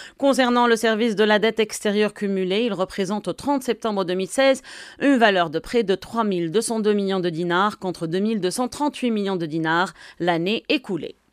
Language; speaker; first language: French; non-native, local second language; Arabic